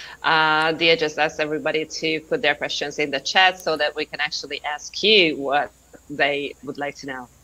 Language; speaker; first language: English; non-native, fluent; Hungarian